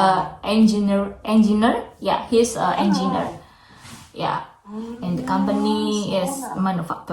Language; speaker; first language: English; non-native, learner; Indonesian